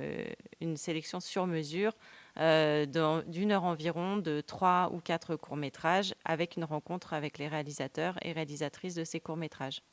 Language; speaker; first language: French; native; French